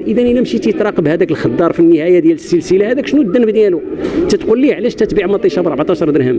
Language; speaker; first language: Arabic; native; Arabic